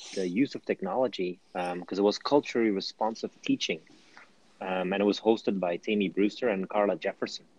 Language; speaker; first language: English; non-native, fluent; Dutch